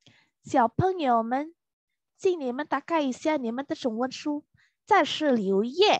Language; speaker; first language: Chinese; non-native, fluent; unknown